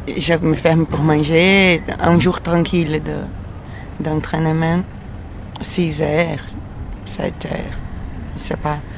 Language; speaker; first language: French; non-native, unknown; Portuguese